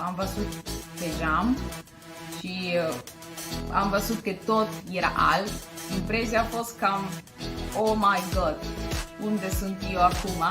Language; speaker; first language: Romanian; non-native, fluent; Spanish